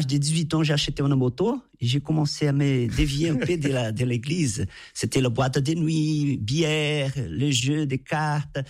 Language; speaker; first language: French; non-native, fluent; Portuguese